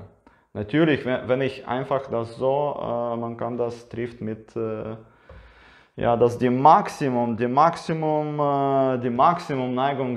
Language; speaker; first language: German; non-native, learner; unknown